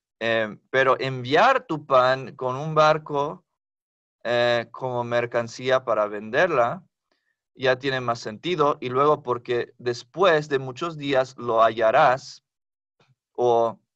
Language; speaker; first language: Spanish; non-native, fluent; English